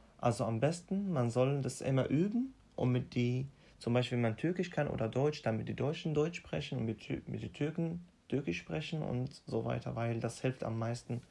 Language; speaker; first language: German; non-native, fluent; Arabic